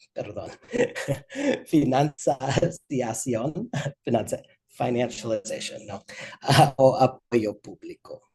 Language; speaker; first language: Spanish; non-native, fluent; English